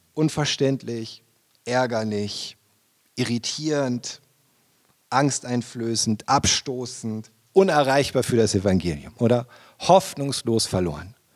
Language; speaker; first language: German; native; German